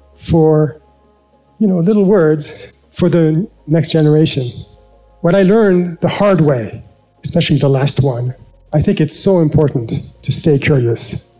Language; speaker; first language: English; early bilingual, other home language; French